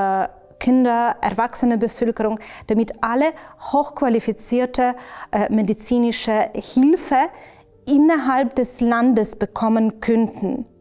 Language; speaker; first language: German; non-native, fluent; Ukrainian